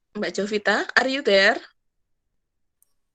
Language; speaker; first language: English; non-native, fluent; Indonesian